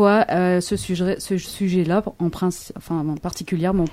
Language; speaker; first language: French; native; French